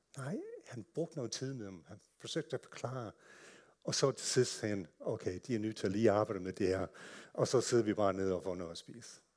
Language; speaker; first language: Danish; non-native, fluent; English